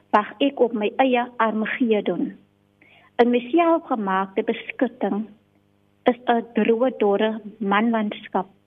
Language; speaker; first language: Afrikaans; native; Afrikaans